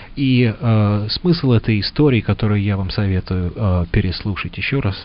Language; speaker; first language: Russian; native; Russian